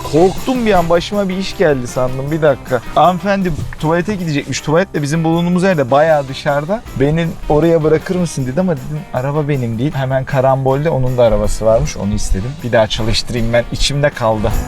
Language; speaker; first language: Turkish; native; Turkish